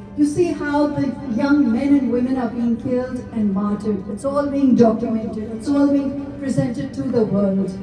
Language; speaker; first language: English; non-native, local second language; Urdu